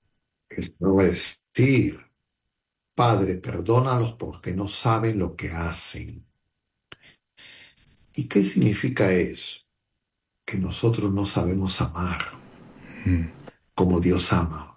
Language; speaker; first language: Spanish; native; Spanish